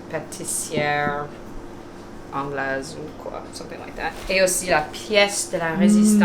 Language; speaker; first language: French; non-native, local second language; English